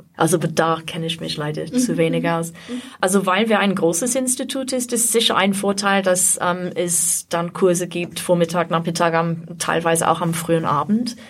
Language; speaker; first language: German; non-native, fluent; English